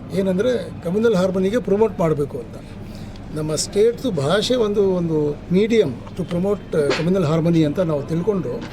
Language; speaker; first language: Kannada; non-native, local second language; Urdu